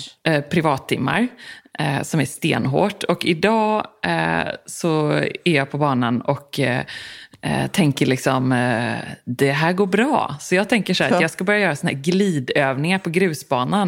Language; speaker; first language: Swedish; native; Swedish